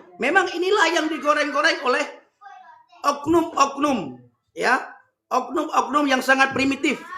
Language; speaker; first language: Indonesian; non-native, local second language; Achinese